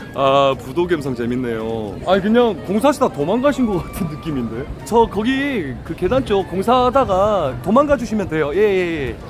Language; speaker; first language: Korean; native; Korean